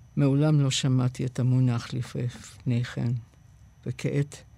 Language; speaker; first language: Hebrew; non-native, fluent; English